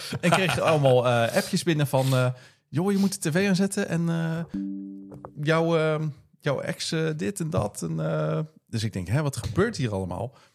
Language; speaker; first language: Dutch; native; Dutch